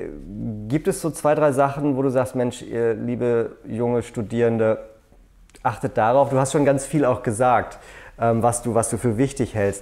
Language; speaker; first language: German; native; German